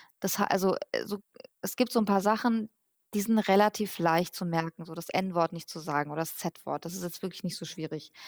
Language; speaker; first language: German; early bilingual, other home language; Persian